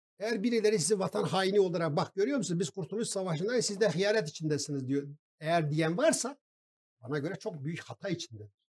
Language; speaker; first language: Turkish; non-native, local second language; Kurdish